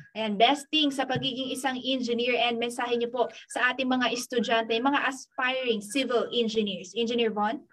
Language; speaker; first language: Filipino; non-native, local second language; Pampanga